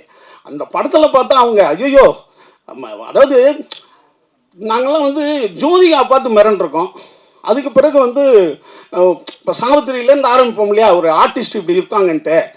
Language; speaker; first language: Tamil; native; Tamil